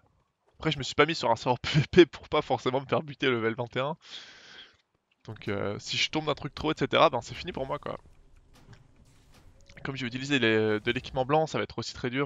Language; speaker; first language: French; native; French